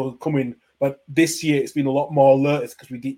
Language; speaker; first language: English; native; English